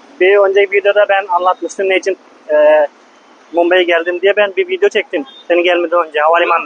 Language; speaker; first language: Turkish; non-native, fluent; Hindi